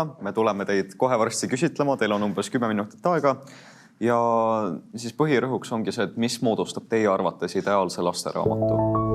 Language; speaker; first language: Estonian; native; Estonian